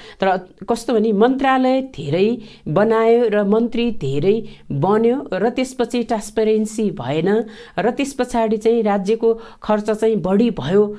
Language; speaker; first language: Nepali; native; Nepali